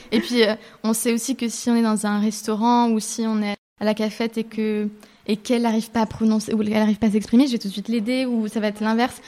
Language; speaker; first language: French; early bilingual, heritage; French